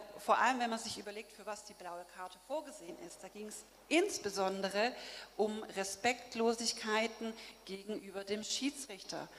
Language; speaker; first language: German; native; German